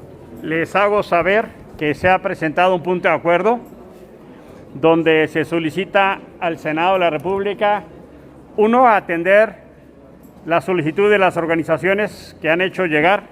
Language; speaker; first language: Spanish; native; Spanish